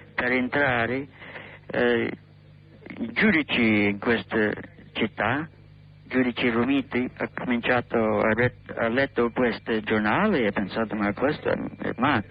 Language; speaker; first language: Italian; non-native, learner; English